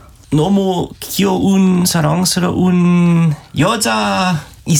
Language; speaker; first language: Korean; non-native, learner; German